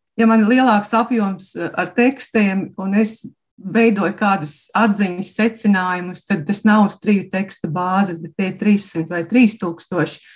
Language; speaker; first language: Latvian; native; Latvian